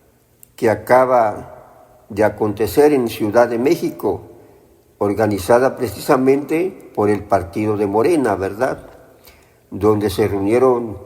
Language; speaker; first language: Spanish; native; Spanish